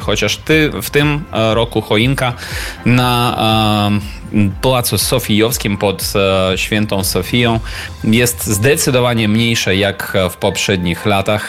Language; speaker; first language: Polish; non-native, learner; Ukrainian